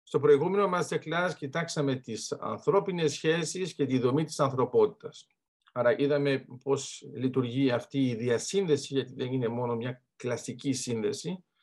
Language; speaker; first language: Greek; early bilingual, heritage; Greek